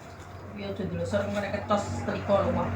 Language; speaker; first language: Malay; non-native, local second language; Javanese